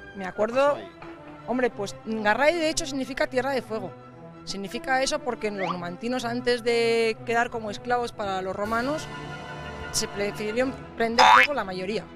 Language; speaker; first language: Spanish; native; Spanish